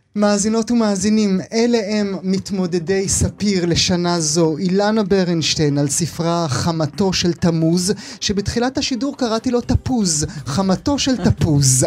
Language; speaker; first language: Hebrew; native; Hebrew